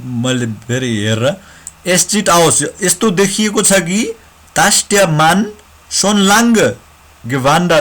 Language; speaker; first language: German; non-native, learner; Nepali